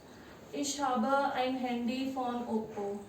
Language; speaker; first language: German; non-native, learner; Hindi